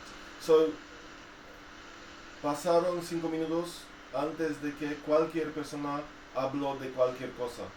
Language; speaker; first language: Spanish; non-native, fluent; English